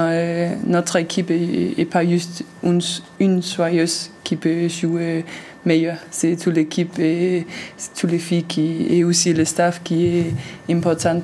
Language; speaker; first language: French; non-native, learner; Danish